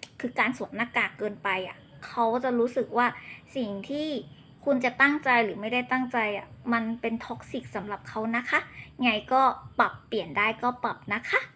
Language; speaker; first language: Thai; native; Thai